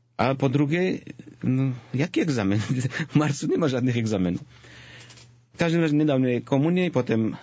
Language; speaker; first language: Polish; non-native, fluent; Georgian